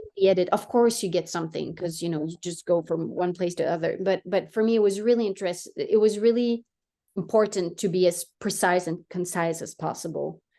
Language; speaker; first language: English; non-native, fluent; French